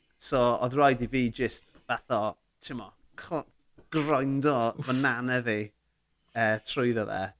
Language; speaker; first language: Welsh; native; Welsh